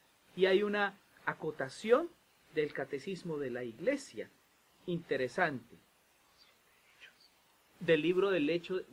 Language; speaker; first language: Spanish; native; Spanish